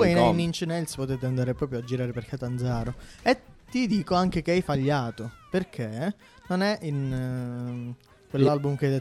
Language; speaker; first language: Italian; native; Italian